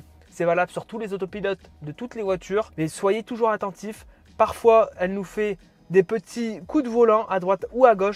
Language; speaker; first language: French; native; French